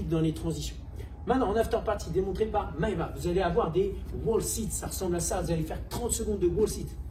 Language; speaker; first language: French; native; French